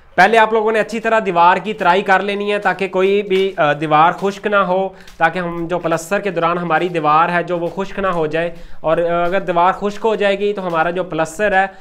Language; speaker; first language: Urdu; non-native, local second language; Punjabi